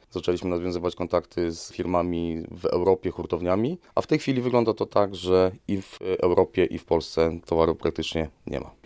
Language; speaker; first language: Polish; native; Polish